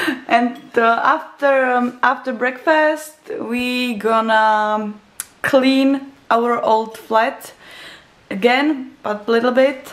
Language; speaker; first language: English; non-native, learner; Czech